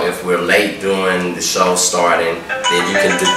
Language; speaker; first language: English; native; English